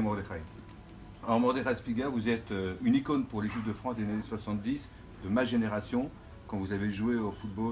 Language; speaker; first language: French; native; French